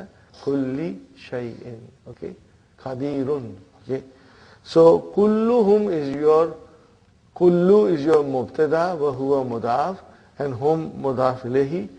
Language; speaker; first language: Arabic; non-native, fluent; Urdu